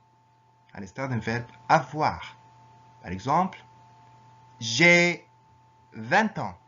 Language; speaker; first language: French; non-native, fluent; Arabic